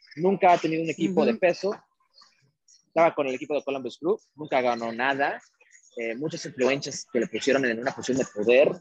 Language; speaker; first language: Spanish; early bilingual, heritage; Spanish